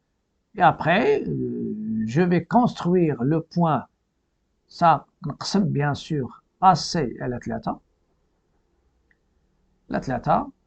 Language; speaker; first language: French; non-native, local second language; Arabic